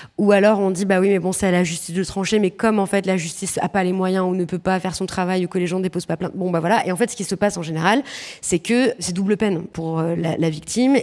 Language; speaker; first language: French; native; French